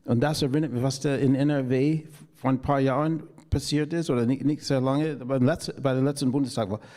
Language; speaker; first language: German; non-native, fluent; English